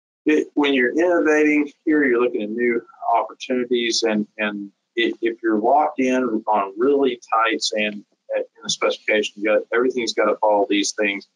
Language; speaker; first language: English; native; English